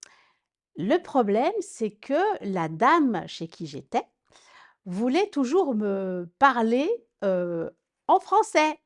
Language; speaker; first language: French; early bilingual, other home language; Rundi